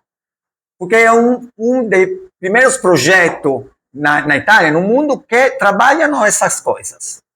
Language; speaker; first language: Portuguese; non-native, learner; Italian